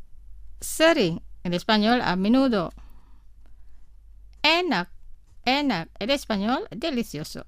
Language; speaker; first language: Spanish; non-native, fluent; Indonesian